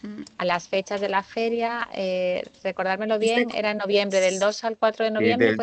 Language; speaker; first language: Spanish; native; Spanish